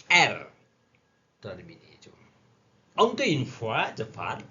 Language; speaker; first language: French; non-native, learner; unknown